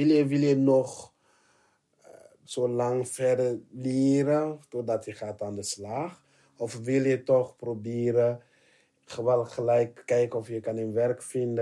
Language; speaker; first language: Dutch; non-native, fluent; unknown